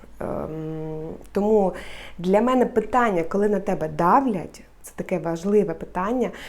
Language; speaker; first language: Ukrainian; native; Ukrainian